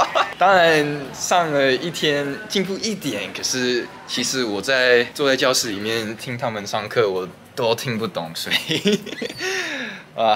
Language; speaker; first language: Chinese; early bilingual, heritage; English